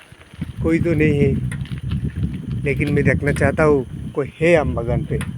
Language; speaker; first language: Hindi; non-native, local second language; Bangla